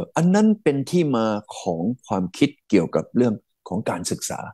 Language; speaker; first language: Thai; native; Thai